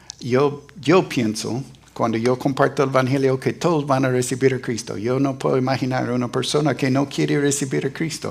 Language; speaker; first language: Spanish; non-native, fluent; English